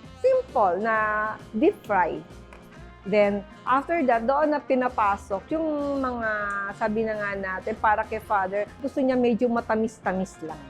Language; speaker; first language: Filipino; native; Filipino